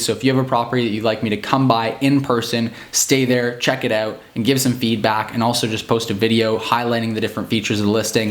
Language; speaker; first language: English; native; English